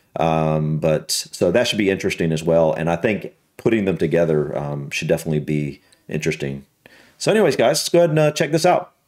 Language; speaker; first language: English; native; English